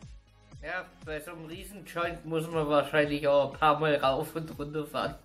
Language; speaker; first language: German; native; German